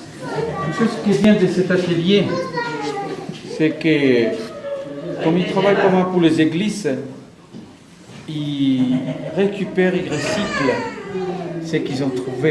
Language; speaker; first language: French; non-native, fluent; Spanish